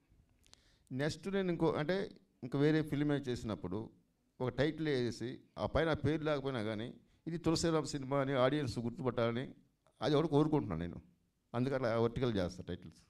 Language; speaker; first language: Telugu; native; Telugu